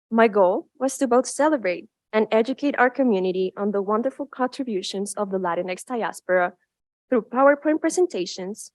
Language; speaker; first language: English; non-native, fluent; Spanish